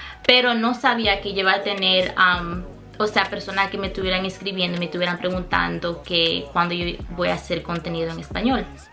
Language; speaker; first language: Spanish; early bilingual, heritage; Spanish